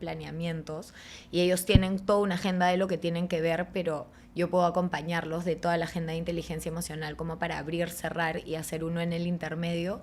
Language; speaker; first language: Spanish; native; Spanish